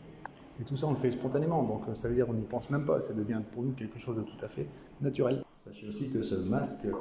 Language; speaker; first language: French; native; French